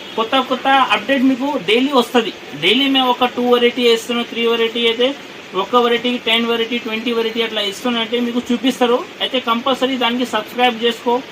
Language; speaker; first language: Telugu; non-native, local second language; Urdu